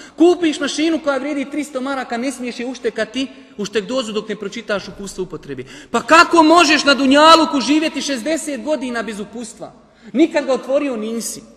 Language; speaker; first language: Bosnian; native; Bosnian